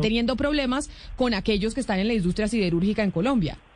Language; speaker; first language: Spanish; native; Spanish